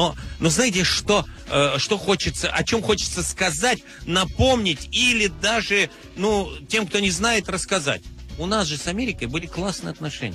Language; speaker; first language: Russian; native; Russian